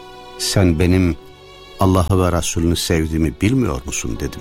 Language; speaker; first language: Turkish; native; Turkish